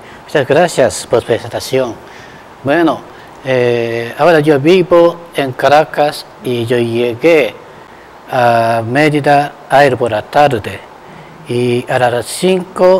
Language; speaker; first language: Spanish; non-native, fluent; Japanese